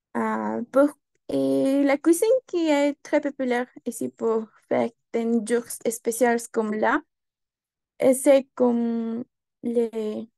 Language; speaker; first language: French; non-native, learner; Spanish